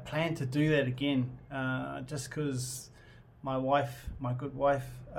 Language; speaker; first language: English; native; English